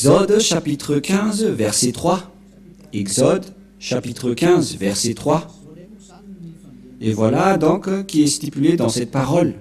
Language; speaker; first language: French; non-native, local second language; Malagasy